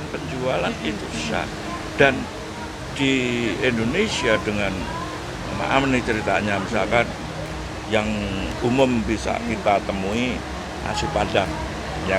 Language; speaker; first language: Indonesian; native; Indonesian